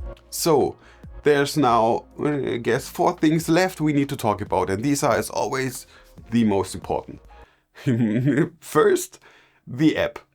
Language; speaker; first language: English; non-native, fluent; German